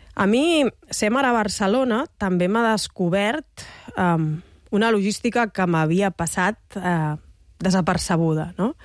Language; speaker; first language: Catalan; native; Catalan